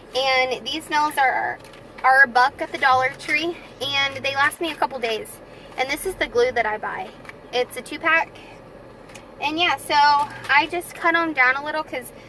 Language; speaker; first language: English; native; English